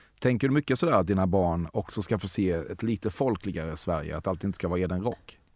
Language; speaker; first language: Swedish; native; Swedish